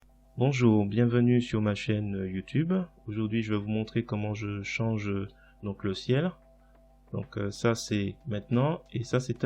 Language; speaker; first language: French; native; French